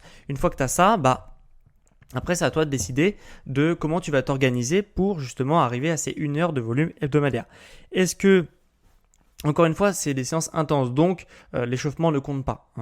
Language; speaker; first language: French; native; French